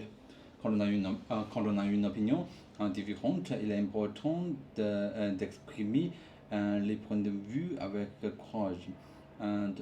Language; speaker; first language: French; non-native, learner; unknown